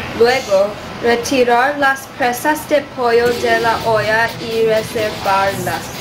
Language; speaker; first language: Spanish; non-native, learner; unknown